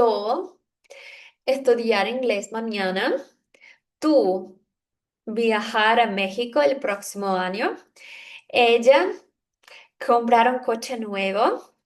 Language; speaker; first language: Spanish; non-native, fluent; Portuguese